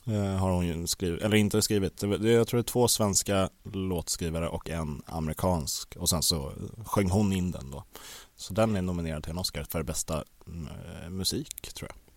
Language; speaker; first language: Swedish; native; Swedish